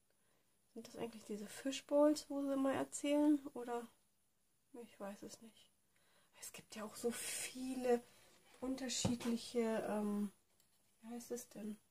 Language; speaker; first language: German; native; German